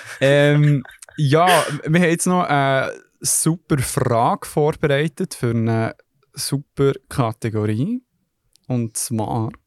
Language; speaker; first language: German; early bilingual, other home language; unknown